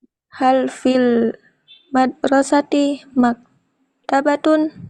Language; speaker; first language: Arabic; non-native, learner; Indonesian